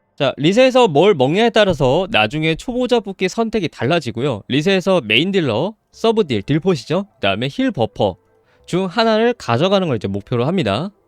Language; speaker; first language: Korean; native; Korean